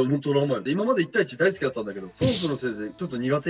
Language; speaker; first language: Japanese; native; Japanese